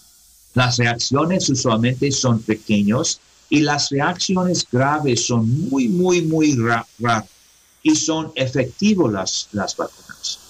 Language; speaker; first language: Spanish; non-native, learner; English